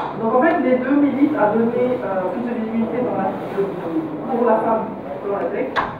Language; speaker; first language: French; non-native, local second language; Arabic